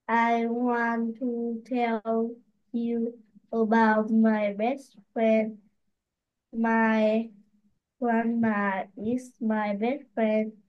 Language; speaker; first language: English; non-native, learner; Vietnamese